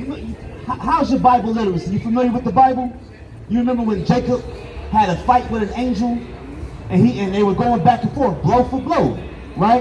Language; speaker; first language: English; native; English